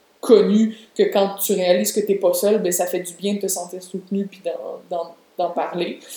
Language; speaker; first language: French; native; French